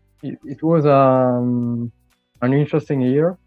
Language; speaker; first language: English; non-native, learner; Italian